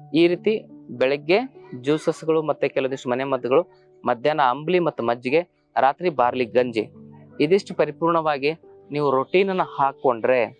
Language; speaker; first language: Kannada; native; Kannada